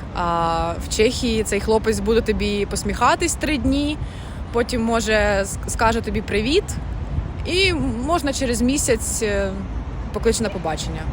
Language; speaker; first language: Ukrainian; native; Ukrainian